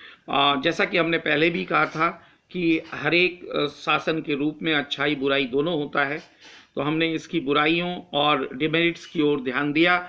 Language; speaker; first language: Hindi; native; Hindi